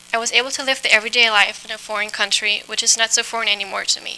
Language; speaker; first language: English; non-native, fluent; German